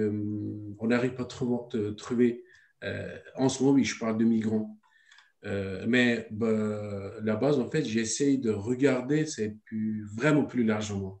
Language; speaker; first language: French; non-native, learner; Turkish